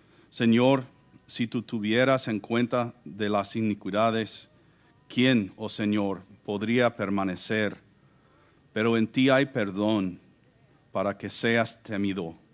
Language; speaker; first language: Spanish; non-native, fluent; English